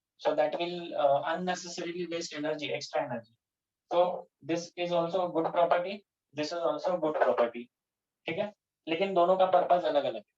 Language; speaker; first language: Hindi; non-native, local second language; Gujarati